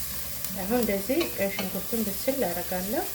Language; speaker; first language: Amharic; native; Amharic